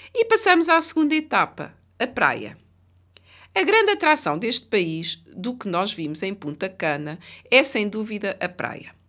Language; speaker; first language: Portuguese; native; Portuguese